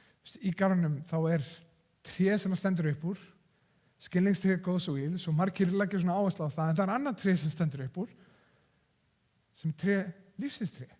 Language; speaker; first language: Icelandic; non-native, fluent; English